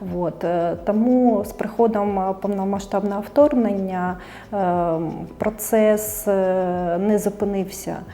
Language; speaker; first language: Ukrainian; non-native, local second language; Russian